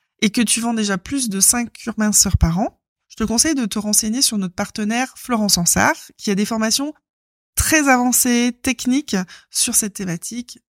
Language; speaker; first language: French; native; French